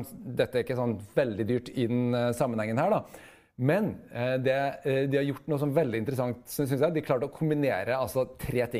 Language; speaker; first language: Norwegian; native; Norwegian